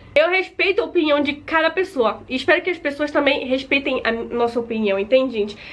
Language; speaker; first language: Portuguese; native; Portuguese